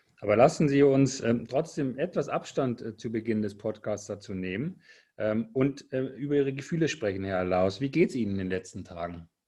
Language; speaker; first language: German; native; German